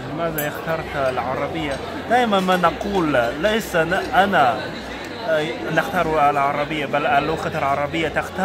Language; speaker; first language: Arabic; non-native, learner; Chinese